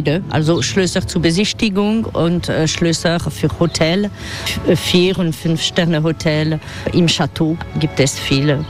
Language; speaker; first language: German; non-native, fluent; French